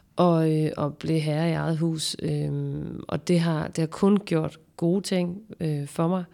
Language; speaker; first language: Danish; native; Danish